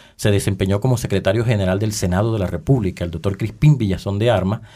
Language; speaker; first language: Spanish; native; Spanish